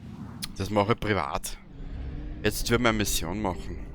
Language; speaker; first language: German; native; German